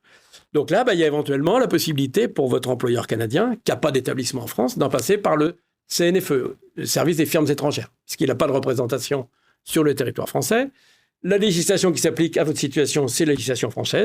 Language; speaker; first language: French; native; French